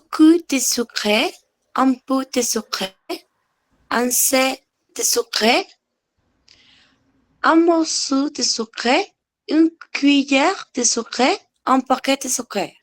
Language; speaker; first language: French; non-native, learner; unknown